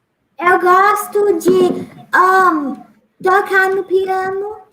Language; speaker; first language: Portuguese; early bilingual, heritage; Portuguese